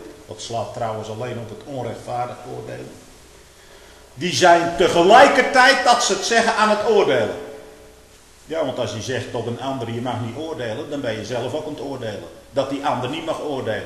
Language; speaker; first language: Dutch; native; Dutch